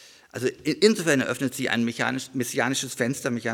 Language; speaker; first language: German; native; German